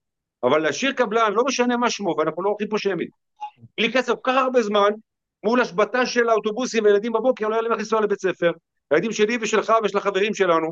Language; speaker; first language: Hebrew; native; Hebrew